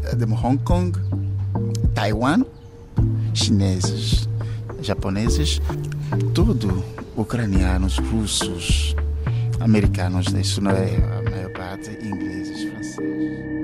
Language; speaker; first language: Portuguese; non-native, fluent; Ewe